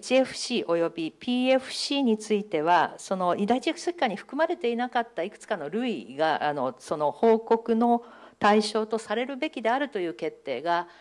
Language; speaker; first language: Japanese; native; Japanese